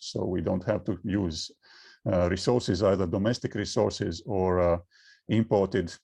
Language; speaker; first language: English; non-native, fluent; Latvian